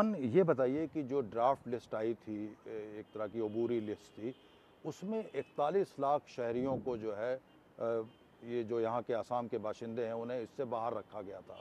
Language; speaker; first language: Urdu; native; Urdu